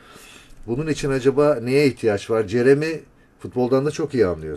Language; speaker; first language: Turkish; native; Turkish